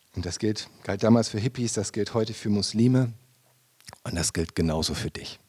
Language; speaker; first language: German; native; German